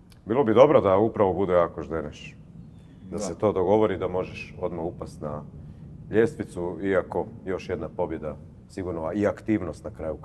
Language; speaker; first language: Croatian; native; Croatian